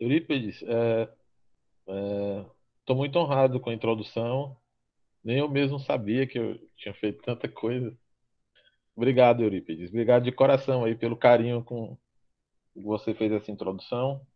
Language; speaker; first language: Portuguese; native; Portuguese